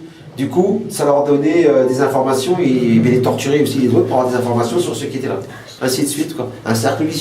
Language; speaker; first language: French; native; French